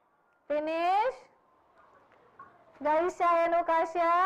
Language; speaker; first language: English; non-native, fluent; Indonesian